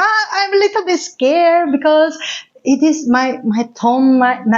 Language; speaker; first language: English; non-native, learner; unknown